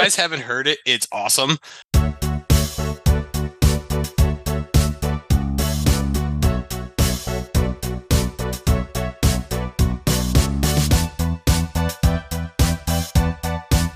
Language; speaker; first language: English; native; English